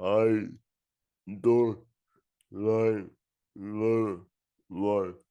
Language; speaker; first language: English; non-native, learner; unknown